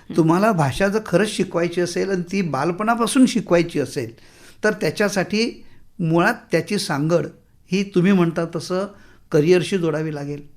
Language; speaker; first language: Marathi; native; Marathi